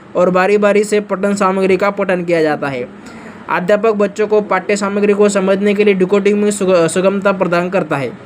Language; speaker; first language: Hindi; non-native, local second language; Marathi